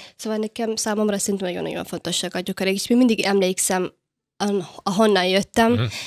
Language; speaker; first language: Hungarian; non-native, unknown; Somali